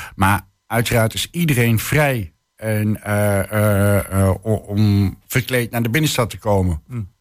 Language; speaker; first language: Dutch; native; Dutch